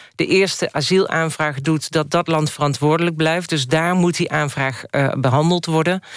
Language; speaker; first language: Dutch; native; Dutch